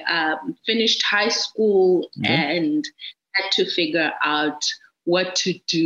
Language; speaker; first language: English; non-native, local second language; Xhosa